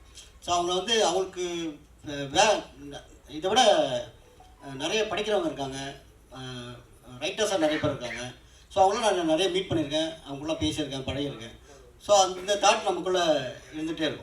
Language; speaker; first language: Tamil; native; Tamil